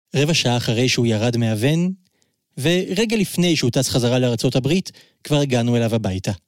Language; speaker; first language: Hebrew; native; Hebrew